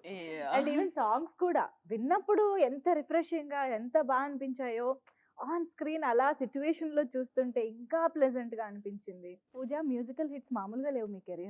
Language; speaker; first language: Telugu; native; Telugu